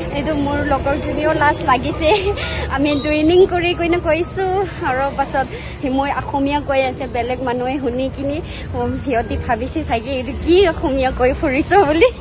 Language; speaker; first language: Assamese; non-native, local second language; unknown